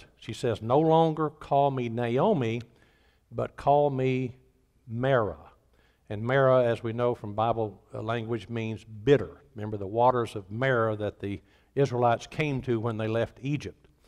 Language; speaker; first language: English; native; English